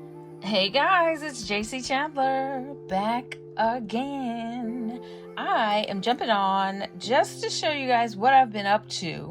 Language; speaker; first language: English; native; English